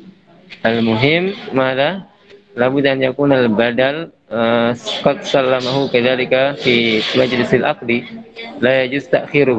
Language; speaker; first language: Arabic; non-native, fluent; Indonesian